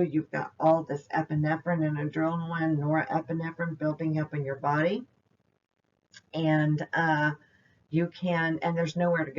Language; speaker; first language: English; native; English